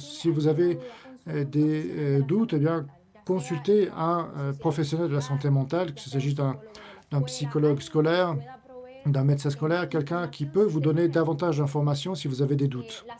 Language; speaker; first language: French; native; French